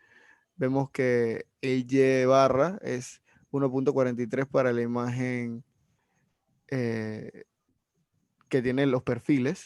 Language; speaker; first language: Spanish; native; Spanish